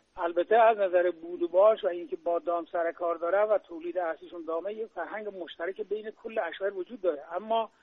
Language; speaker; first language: Persian; native; Persian